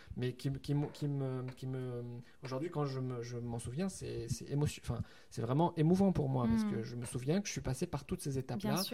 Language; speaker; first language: French; non-native, local second language; Arabic